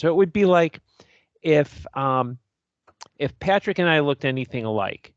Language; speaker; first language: English; native; English